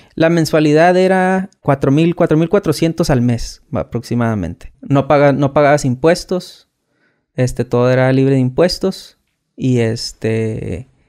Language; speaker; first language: Spanish; native; Spanish